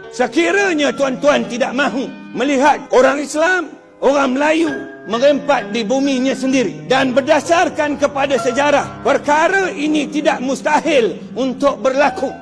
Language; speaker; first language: Malay; non-native, local second language; Chinese